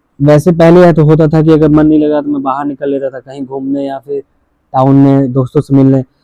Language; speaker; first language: Hindi; native; Hindi